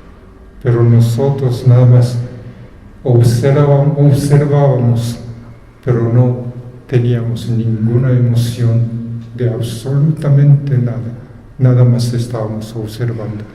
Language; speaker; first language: Spanish; non-native, fluent; Japanese